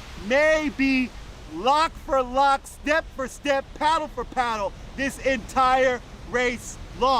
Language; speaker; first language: English; native; English